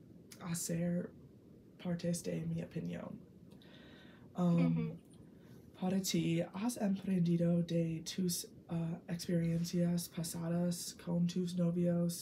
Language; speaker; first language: Spanish; non-native, learner; English